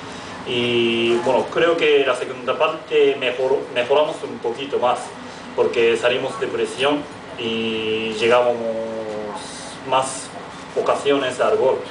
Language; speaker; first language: Spanish; non-native, fluent; Japanese